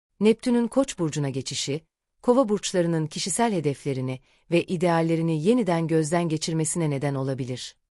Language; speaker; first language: Turkish; native; Turkish